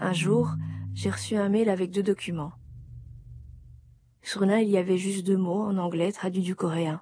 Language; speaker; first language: French; native; French